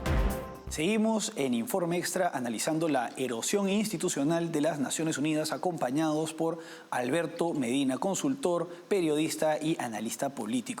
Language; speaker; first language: Spanish; native; Spanish